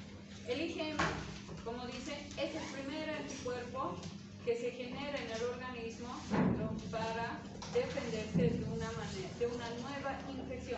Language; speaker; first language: Spanish; native; Spanish